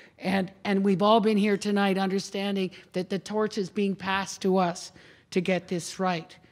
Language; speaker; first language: English; native; English